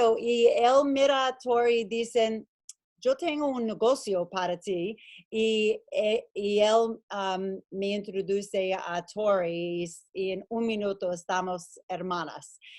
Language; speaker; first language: Spanish; non-native, learner; English